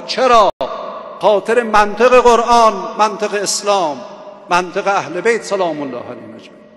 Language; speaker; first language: Persian; native; Persian